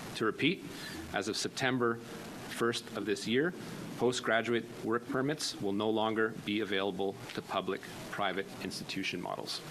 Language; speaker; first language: English; native; English